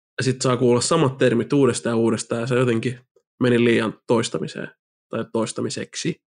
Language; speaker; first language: Finnish; native; Finnish